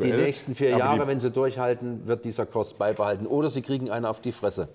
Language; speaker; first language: German; native; German